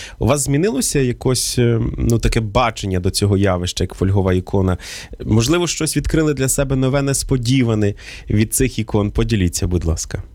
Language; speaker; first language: Ukrainian; native; Ukrainian